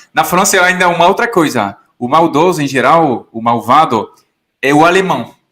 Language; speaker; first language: Portuguese; non-native, fluent; French